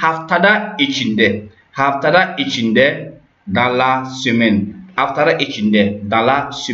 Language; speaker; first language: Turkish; non-native, learner; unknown